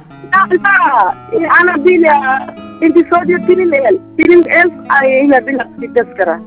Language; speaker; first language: Arabic; non-native, learner; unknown